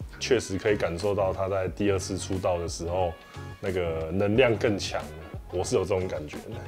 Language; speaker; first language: Chinese; native; Chinese